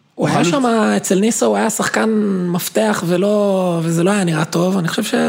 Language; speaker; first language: Hebrew; native; Hebrew